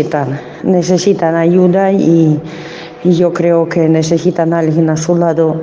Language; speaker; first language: Spanish; non-native, fluent; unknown